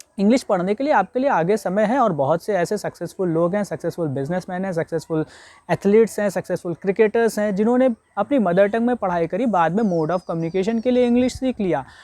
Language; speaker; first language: Hindi; native; Hindi